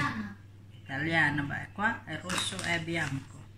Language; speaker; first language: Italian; non-native, learner; Indonesian